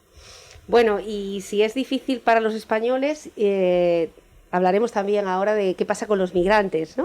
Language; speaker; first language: Spanish; native; Spanish